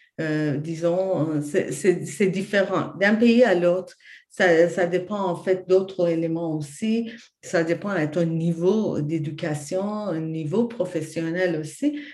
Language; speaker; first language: French; non-native, fluent; Persian